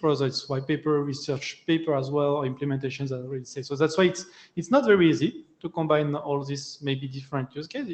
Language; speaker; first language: English; non-native, fluent; French